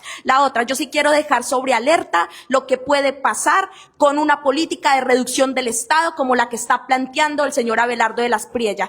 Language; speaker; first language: Spanish; native; Spanish